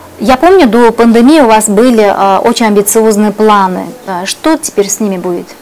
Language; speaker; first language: Russian; non-native, local second language; Uzbek